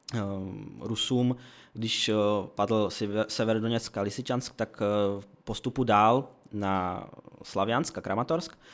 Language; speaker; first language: Czech; early bilingual, other home language; Ukrainian